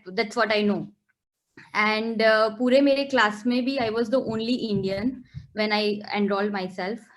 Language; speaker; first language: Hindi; non-native, local second language; Gujarati